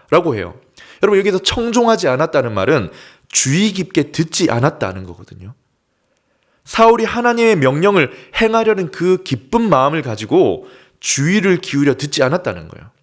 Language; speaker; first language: Korean; native; Korean